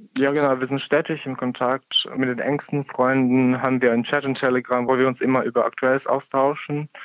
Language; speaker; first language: German; non-native, fluent; Ukrainian